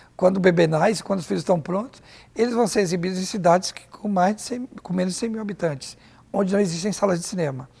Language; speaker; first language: Portuguese; native; Portuguese